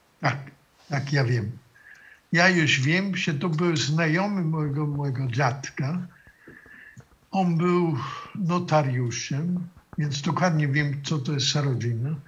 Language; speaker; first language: Polish; non-native, fluent; German